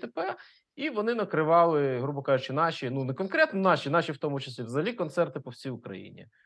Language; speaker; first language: Ukrainian; non-native, local second language; Russian